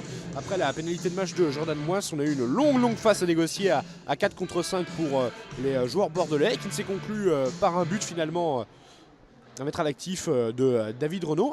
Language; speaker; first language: French; native; French